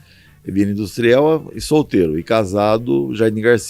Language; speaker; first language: Portuguese; native; Portuguese